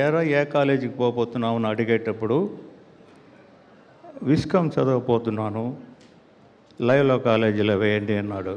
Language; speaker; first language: Telugu; non-native, learner; Tamil